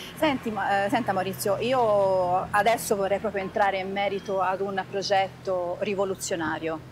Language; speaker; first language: Italian; native; Italian